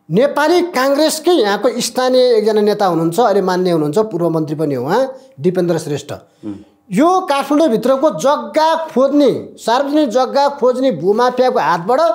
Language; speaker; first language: Nepali; native; Nepali